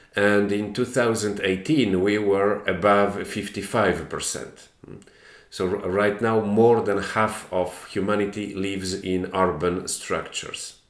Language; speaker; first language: English; non-native, fluent; Polish